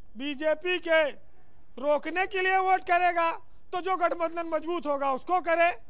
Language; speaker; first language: Hindi; native; Hindi